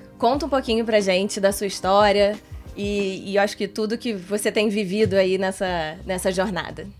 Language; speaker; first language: Portuguese; native; Portuguese